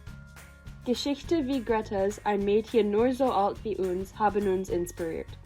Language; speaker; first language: German; non-native, learner; English